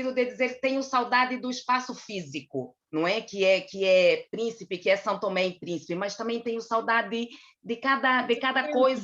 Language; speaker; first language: Portuguese; native; Portuguese